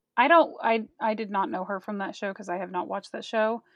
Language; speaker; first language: English; native; English